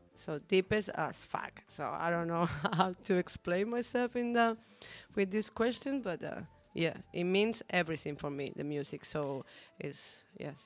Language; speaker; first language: English; non-native, learner; Spanish